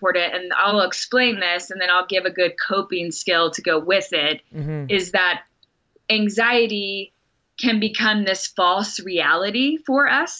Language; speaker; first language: English; native; English